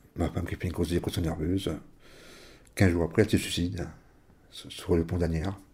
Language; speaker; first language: French; native; French